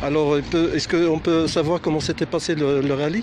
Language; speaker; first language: French; non-native, local second language; Arabic